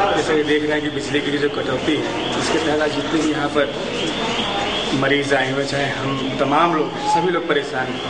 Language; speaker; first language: Hindi; native; Hindi